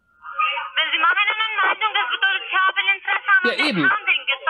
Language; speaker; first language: German; non-native, learner; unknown